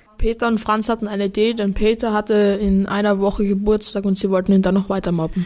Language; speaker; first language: German; native; German